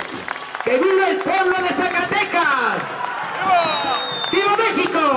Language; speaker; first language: Spanish; native; Spanish